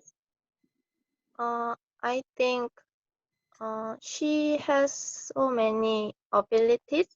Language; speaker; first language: English; non-native, learner; Korean